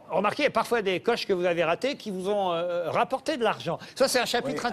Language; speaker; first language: French; native; French